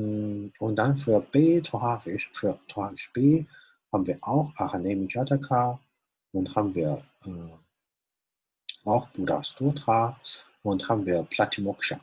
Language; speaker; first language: German; non-native, fluent; Chinese